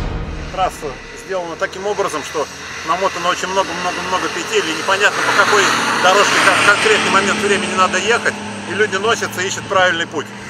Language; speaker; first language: Russian; native; Russian